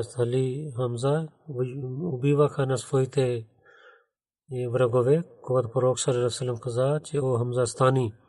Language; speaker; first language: Bulgarian; non-native, learner; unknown